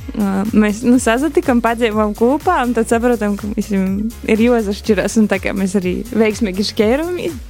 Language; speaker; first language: Latvian; native; Latvian